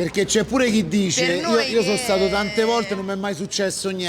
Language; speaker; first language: Italian; native; Italian